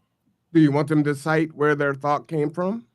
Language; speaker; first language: English; native; English